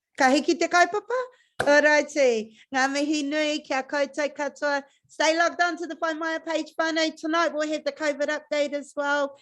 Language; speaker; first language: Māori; non-native, local second language; English